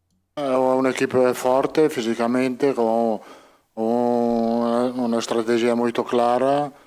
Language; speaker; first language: Portuguese; non-native, fluent; Italian